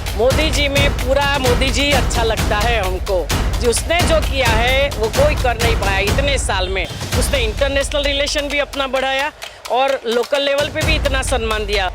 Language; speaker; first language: Hindi; non-native, local second language; Gujarati